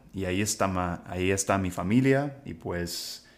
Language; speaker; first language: Spanish; non-native, fluent; English